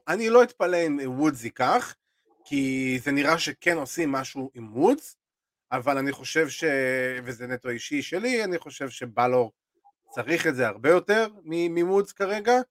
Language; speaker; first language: Hebrew; native; Hebrew